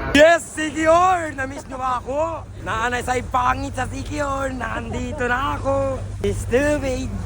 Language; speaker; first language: Filipino; non-native, local second language; Chavacano